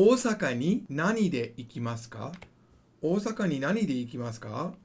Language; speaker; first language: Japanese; non-native, fluent; English